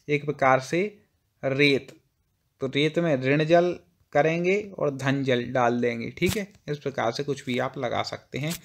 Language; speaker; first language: Hindi; native; Hindi